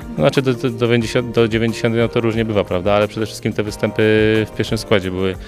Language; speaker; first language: Polish; native; Polish